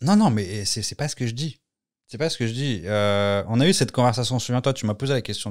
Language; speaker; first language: French; native; French